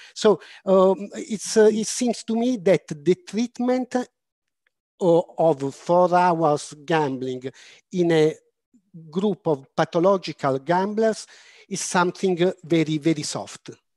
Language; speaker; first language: English; non-native, fluent; Italian